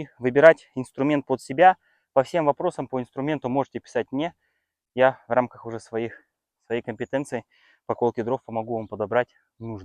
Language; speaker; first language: Russian; native; Russian